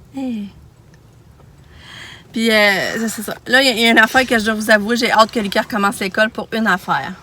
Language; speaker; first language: French; native; French